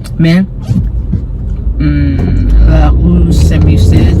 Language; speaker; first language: French; non-native, learner; English